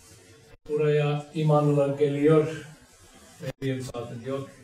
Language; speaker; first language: Turkish; non-native, fluent; Finnish